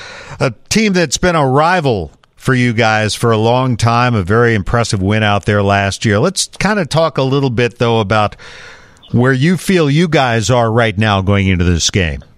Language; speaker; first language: English; native; English